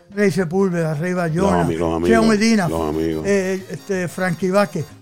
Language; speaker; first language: Spanish; early bilingual, heritage; Spanish